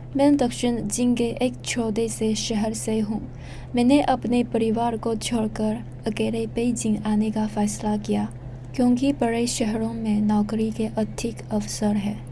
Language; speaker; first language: Hindi; non-native, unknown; Chinese